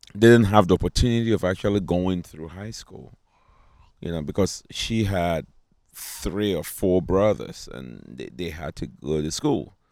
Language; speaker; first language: English; non-native, local second language; Akan